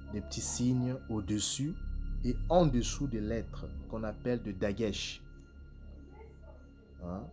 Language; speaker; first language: French; non-native, local second language; Kongo